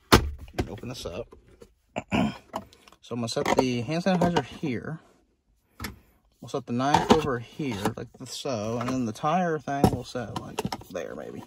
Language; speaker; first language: English; native; English